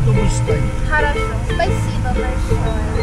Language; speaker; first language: Russian; non-native, learner; Korean